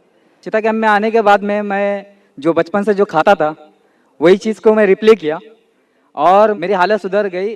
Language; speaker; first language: Hindi; non-native, local second language; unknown